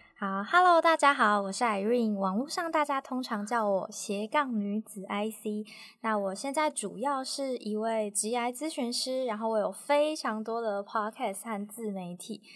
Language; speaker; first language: Chinese; native; Chinese